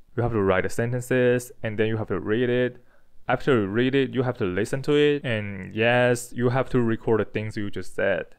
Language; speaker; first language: English; non-native, fluent; Chinese